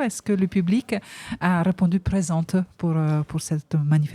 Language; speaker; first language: French; native; French